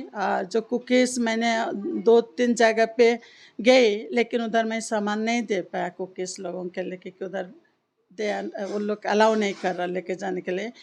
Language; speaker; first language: Hindi; non-native, local second language; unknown